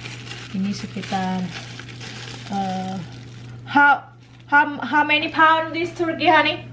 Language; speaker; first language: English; non-native, learner; Indonesian